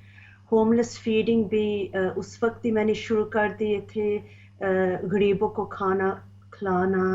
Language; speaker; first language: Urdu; early bilingual, heritage; Urdu